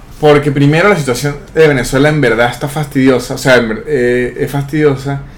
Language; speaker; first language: Spanish; native; Spanish